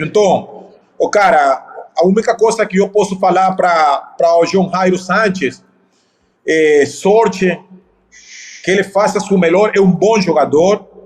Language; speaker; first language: Portuguese; non-native, fluent; Spanish